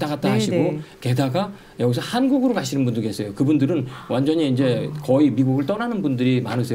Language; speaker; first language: Korean; native; Korean